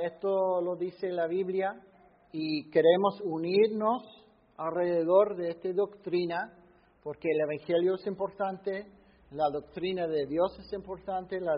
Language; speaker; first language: Spanish; non-native, fluent; English